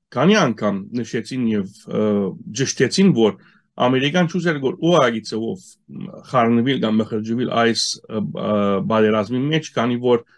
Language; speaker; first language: Armenian; early bilingual, heritage; Armenian